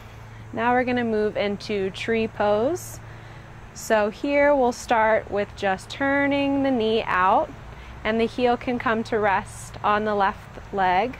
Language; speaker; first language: English; native; English